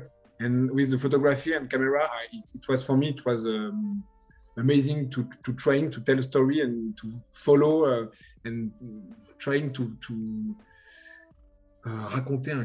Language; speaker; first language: English; non-native, learner; French